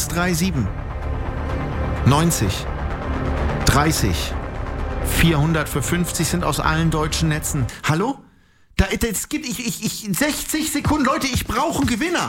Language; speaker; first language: German; native; German